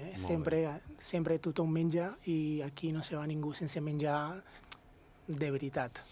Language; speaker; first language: Catalan; non-native, local second language; Spanish